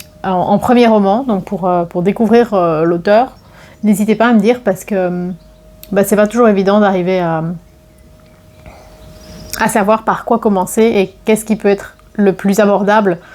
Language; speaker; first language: French; native; French